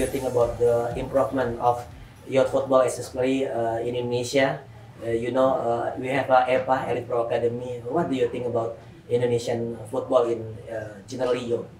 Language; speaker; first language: English; non-native, learner; Indonesian